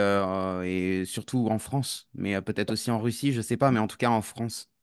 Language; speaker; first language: French; native; French